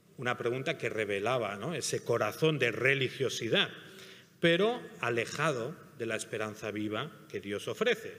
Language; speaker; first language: Spanish; native; Spanish